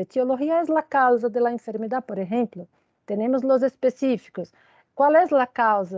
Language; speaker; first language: Spanish; non-native, fluent; Portuguese